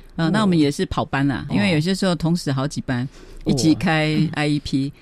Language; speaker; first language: Chinese; native; Chinese